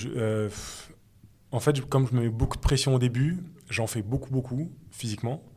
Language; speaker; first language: French; native; French